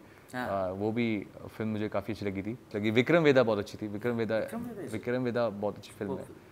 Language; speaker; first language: Hindi; native; Hindi